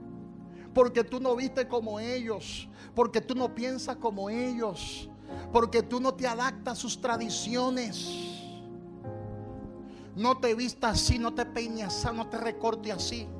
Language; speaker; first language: Spanish; native; Spanish